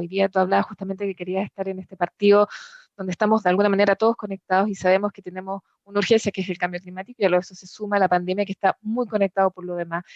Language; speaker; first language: Spanish; native; Spanish